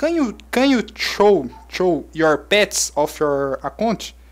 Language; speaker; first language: English; non-native, learner; Portuguese